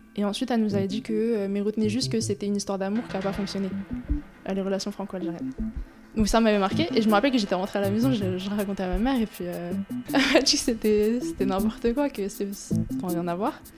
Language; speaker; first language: French; native; French